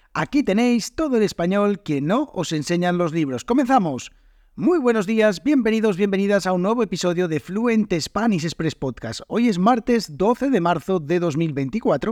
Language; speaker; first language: Spanish; native; Spanish